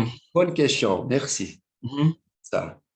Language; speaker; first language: French; non-native, fluent; Portuguese